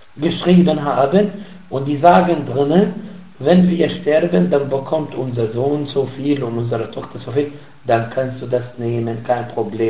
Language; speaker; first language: German; non-native, fluent; Arabic